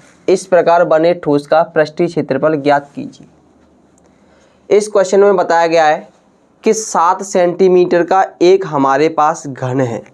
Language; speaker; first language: Hindi; native; Hindi